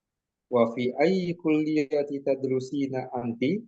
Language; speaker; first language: Arabic; non-native, learner; Indonesian